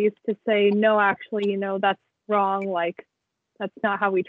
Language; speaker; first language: English; native; English